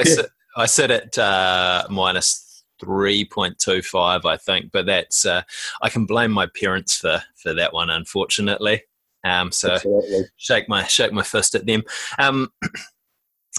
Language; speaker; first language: English; native; English